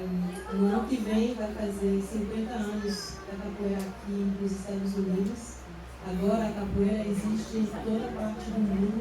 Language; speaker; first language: Portuguese; non-native, fluent; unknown